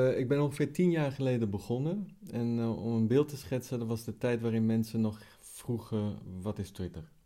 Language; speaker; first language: Dutch; non-native, fluent; Italian